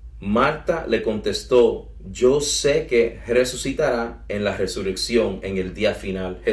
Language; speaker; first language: Spanish; early bilingual, heritage; English